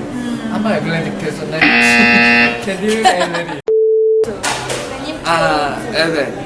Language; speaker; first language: Turkish; non-native, learner; Korean